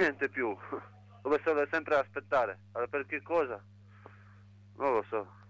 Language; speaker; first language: Italian; non-native, learner; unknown